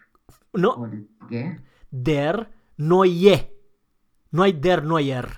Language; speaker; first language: German; non-native, fluent; Romanian